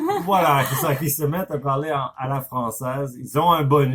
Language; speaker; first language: French; native; French